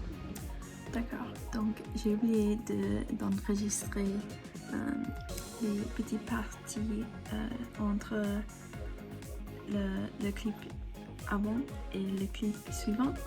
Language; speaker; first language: French; non-native, learner; English